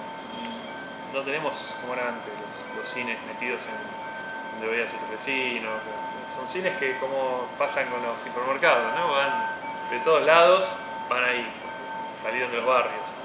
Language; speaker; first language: Spanish; native; Spanish